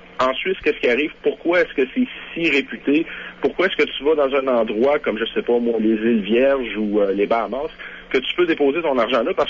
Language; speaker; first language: French; native; French